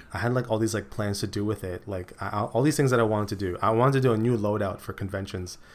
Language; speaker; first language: English; early bilingual, other home language; Filipino